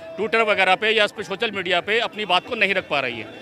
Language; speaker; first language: Hindi; native; Hindi